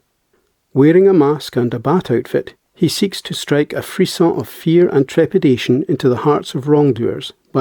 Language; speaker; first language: English; native; English